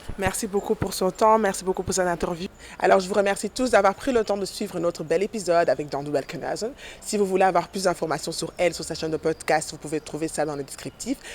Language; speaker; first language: French; non-native, local second language; Lingala